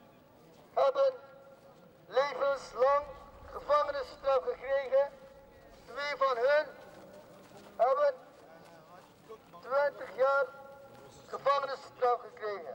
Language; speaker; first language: Dutch; non-native, fluent; Uyghur